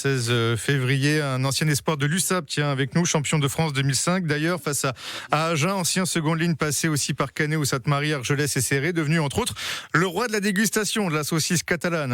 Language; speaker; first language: French; native; French